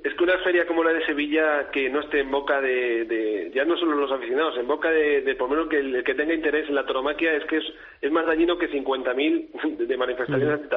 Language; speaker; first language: Spanish; native; Spanish